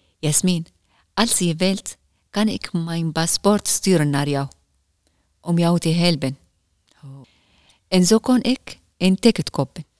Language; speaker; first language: Dutch; non-native, learner; Arabic